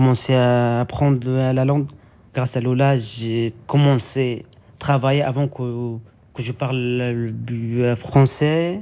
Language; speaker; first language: French; non-native, learner; Arabic